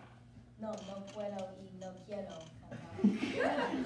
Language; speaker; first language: Spanish; non-native, learner; English